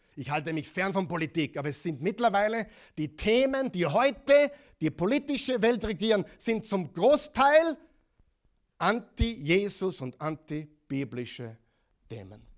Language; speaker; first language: German; non-native, fluent; English